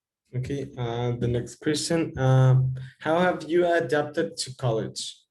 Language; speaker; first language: English; non-native, fluent; Spanish